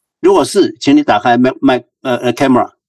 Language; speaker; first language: Chinese; native; Chinese